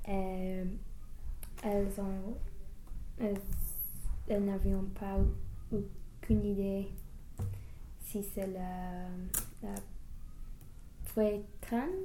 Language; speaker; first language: French; non-native, learner; English